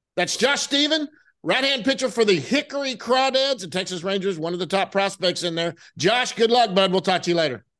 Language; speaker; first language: English; native; English